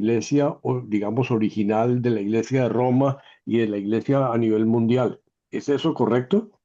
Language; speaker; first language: Spanish; native; Spanish